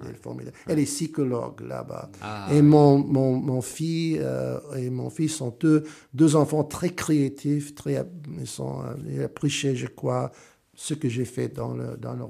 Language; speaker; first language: French; non-native, fluent; English